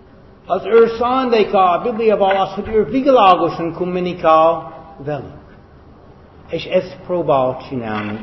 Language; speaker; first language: Hungarian; non-native, fluent; English